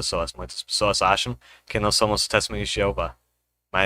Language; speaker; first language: Portuguese; non-native, fluent; English